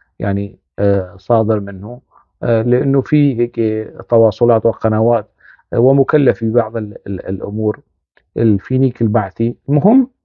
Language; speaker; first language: Arabic; non-native, local second language; Kurdish